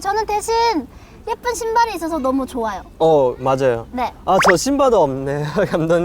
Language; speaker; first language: Korean; non-native, fluent; Chinese